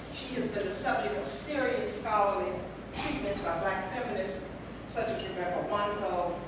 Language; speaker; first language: English; native; English